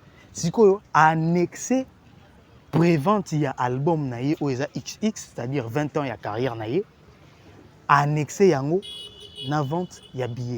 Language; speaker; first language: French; non-native, local second language; Lingala